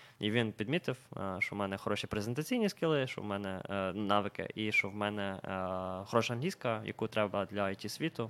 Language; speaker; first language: Ukrainian; native; Ukrainian